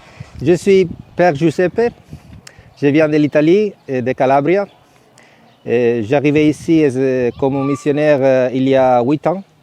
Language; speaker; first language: French; non-native, fluent; Italian